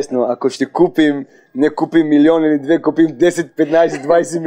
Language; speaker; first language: Bulgarian; non-native, learner; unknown